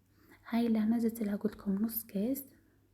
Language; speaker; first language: Arabic; native; Arabic